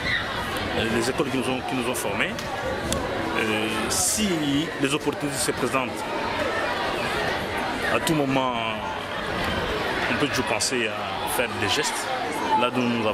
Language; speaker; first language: French; non-native, local second language; Kongo